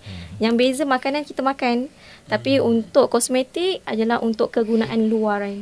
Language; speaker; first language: Malay; native; Malay